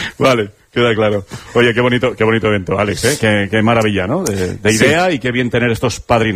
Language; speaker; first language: Spanish; native; Spanish